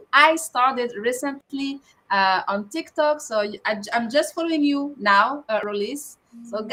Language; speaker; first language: English; non-native, fluent; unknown